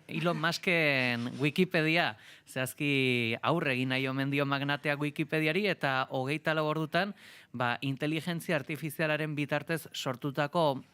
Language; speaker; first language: Basque; native; Basque